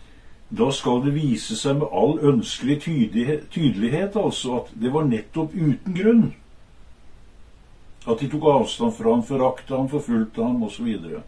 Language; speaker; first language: Norwegian; native; Norwegian